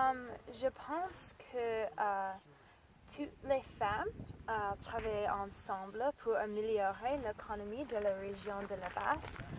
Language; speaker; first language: French; non-native, learner; English